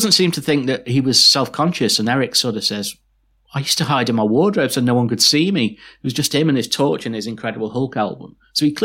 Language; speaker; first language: English; native; English